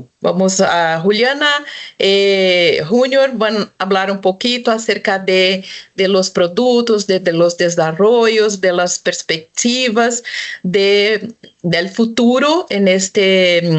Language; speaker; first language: Spanish; non-native, local second language; Portuguese